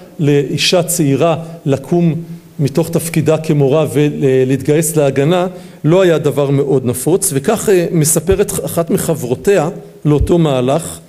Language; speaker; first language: Hebrew; native; Hebrew